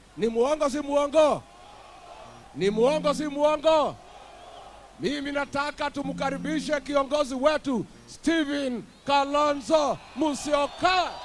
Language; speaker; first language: Swahili; non-native, local second language; Kikuyu